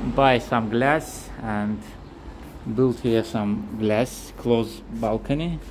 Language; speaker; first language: English; non-native, learner; Lezghian